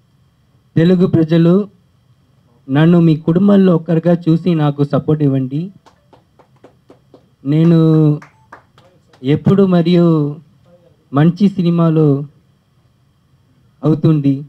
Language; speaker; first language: Telugu; early bilingual, heritage; Telugu